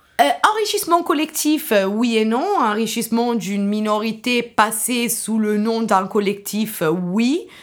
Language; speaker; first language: French; non-native, fluent; Italian